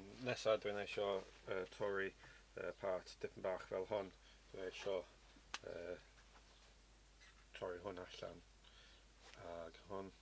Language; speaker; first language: Welsh; non-native, learner; English